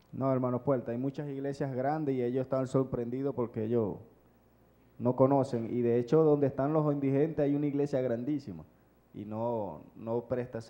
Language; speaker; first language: Spanish; native; Spanish